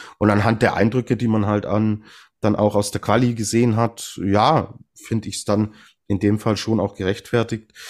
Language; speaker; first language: German; native; German